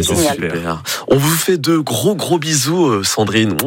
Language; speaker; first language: French; native; French